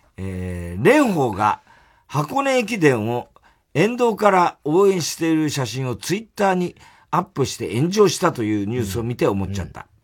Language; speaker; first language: Japanese; native; Japanese